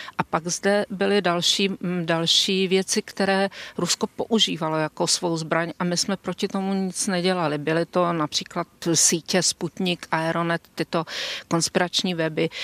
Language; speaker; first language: Czech; native; Czech